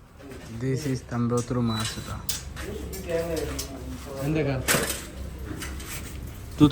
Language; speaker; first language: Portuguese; non-native, learner; Bangla